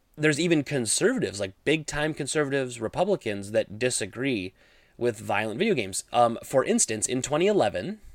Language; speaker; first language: English; native; English